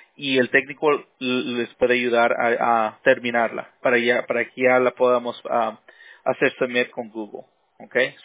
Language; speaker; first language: Spanish; early bilingual, heritage; Spanish